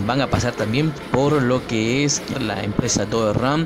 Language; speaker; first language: Spanish; native; Spanish